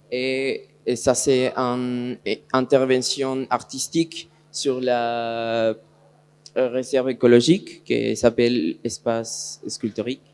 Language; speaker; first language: French; non-native, learner; Spanish